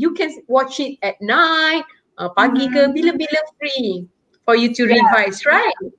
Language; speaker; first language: English; non-native, local second language; Malay